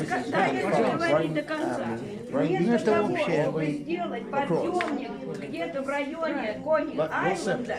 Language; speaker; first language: Russian; native; Russian